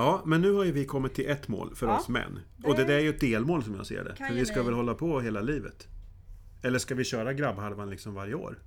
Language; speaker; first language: Swedish; native; Swedish